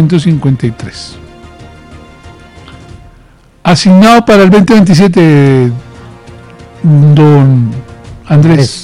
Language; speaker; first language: Spanish; native; Spanish